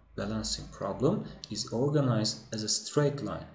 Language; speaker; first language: English; non-native, fluent; Turkish